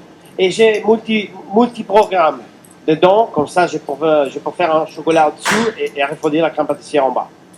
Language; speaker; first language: French; non-native, fluent; Italian